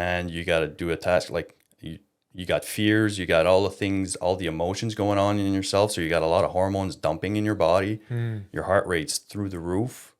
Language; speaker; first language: English; non-native, local second language; French